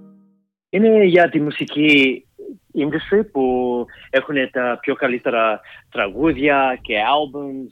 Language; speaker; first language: Greek; early bilingual, heritage; Greek